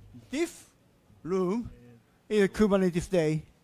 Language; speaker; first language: English; non-native, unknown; Japanese